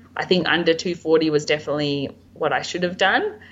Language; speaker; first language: English; native; English